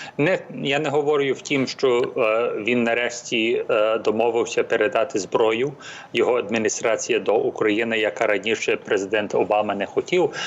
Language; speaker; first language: Ukrainian; early bilingual, heritage; English